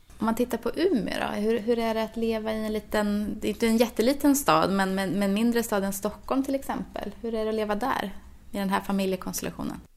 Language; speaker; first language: Swedish; native; Swedish